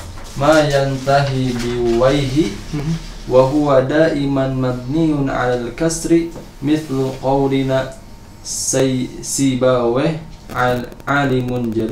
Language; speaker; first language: Arabic; non-native, learner; Indonesian